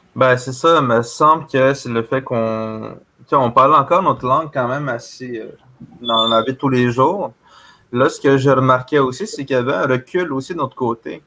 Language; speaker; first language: French; non-native, local second language; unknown